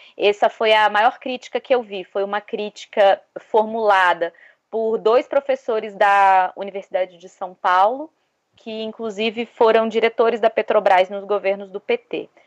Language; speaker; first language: Portuguese; native; Portuguese